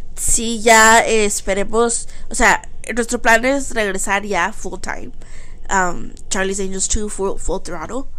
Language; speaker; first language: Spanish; early bilingual, heritage; Spanish